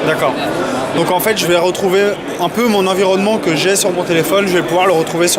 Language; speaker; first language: French; native; French